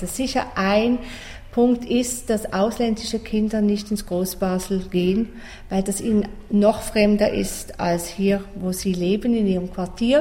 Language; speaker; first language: German; native; German